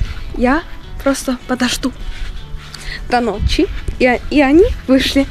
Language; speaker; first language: Russian; early bilingual, heritage; Russian